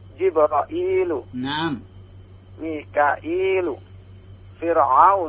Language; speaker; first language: Arabic; non-native, learner; Indonesian